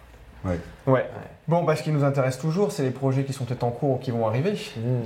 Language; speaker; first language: French; native; French